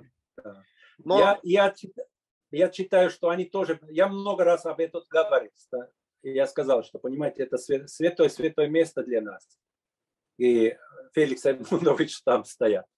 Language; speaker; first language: Russian; non-native, fluent; Finnish